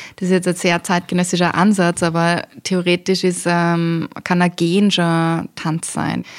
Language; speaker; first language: German; native; German